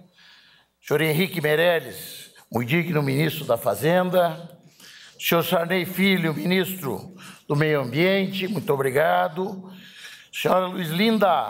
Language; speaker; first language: Portuguese; native; Portuguese